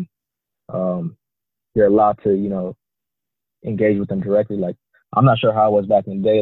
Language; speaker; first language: English; native; English